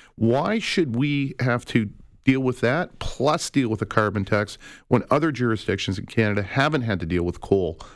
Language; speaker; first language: English; native; English